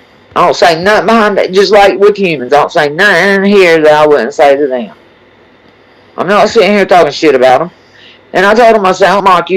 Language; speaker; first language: English; native; English